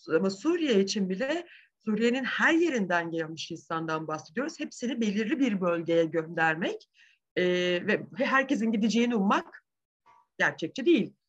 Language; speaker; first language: Turkish; native; Turkish